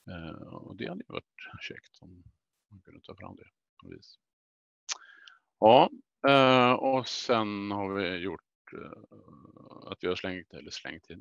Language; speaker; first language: Swedish; native; Swedish